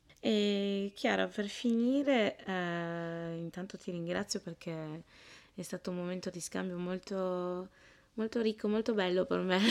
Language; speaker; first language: Italian; early bilingual, other home language; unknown